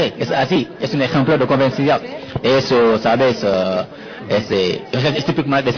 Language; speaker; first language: Spanish; non-native, fluent; Wolof